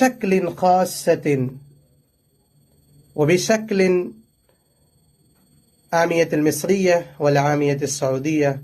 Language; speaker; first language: Arabic; non-native, learner; Tamil